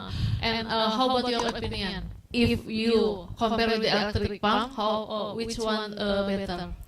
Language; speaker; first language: English; non-native, learner; Indonesian